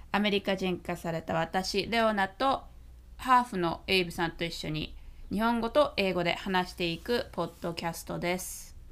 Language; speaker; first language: Japanese; native; Japanese